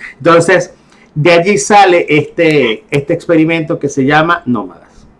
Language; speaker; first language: Spanish; native; Spanish